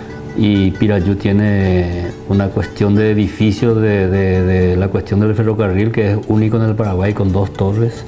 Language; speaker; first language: Spanish; native; Spanish